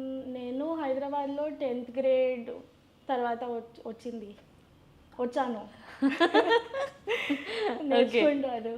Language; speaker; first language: Telugu; non-native, local second language; Gujarati